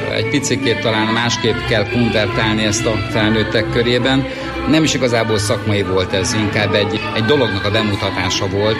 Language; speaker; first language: Hungarian; native; Hungarian